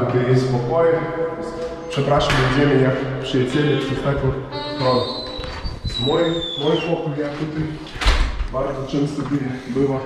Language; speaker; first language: Polish; non-native, learner; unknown